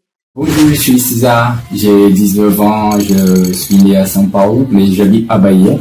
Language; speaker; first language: French; non-native, learner; Portuguese